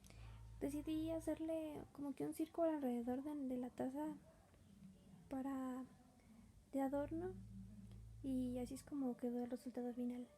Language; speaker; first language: Spanish; native; Spanish